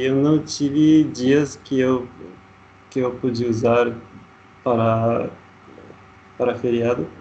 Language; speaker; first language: Portuguese; non-native, learner; Russian